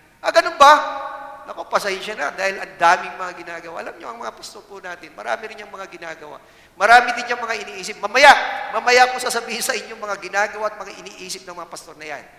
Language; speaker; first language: Filipino; non-native, local second language; Cebuano